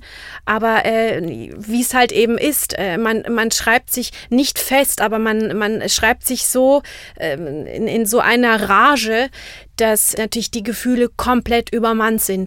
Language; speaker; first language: German; non-native, fluent; Czech